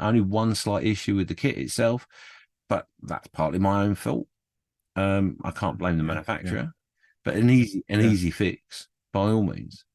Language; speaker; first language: English; native; English